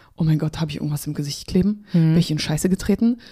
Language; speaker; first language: German; early bilingual, other home language; Polish